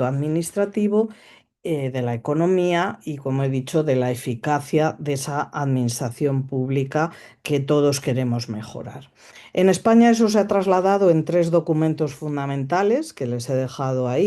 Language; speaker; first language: Spanish; native; Spanish